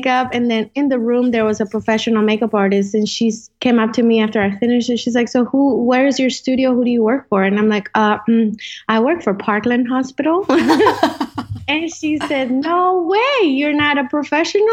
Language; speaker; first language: English; non-native, fluent; Spanish